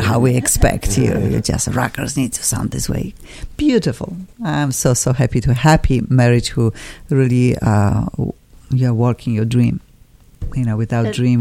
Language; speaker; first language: English; non-native, fluent; Polish